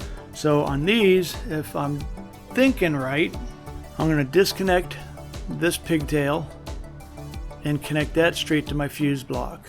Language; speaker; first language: English; native; English